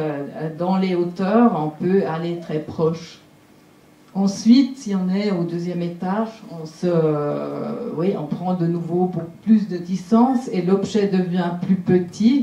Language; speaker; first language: French; non-native, local second language; German